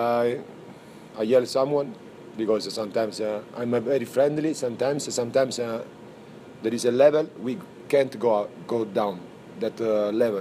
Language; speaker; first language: English; non-native, fluent; Italian